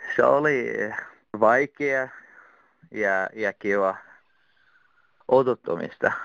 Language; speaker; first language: Finnish; non-native, learner; Arabic